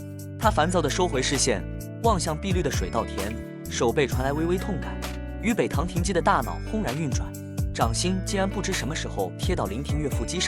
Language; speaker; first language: Chinese; native; Chinese